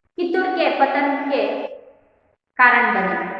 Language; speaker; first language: Hindi; non-native, local second language; Kannada